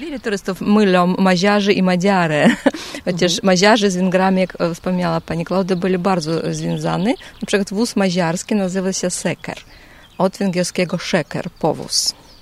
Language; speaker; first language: Polish; non-native, fluent; Russian